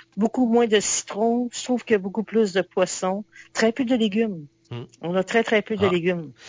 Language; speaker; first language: French; native; French